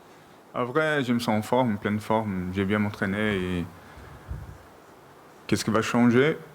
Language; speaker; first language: French; non-native, learner; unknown